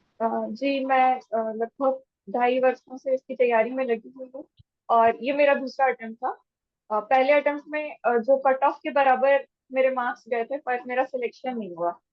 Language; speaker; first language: Hindi; native; Hindi